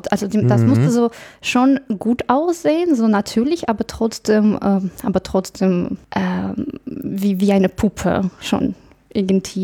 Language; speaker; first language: German; non-native, fluent; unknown